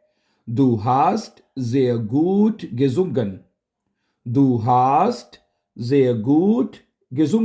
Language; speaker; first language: German; non-native, local second language; Urdu